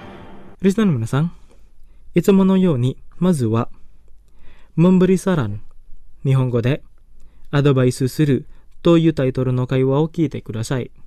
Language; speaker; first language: Japanese; non-native, fluent; Indonesian